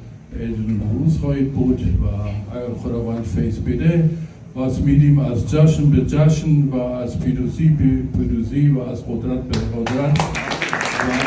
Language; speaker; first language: Persian; non-native, fluent; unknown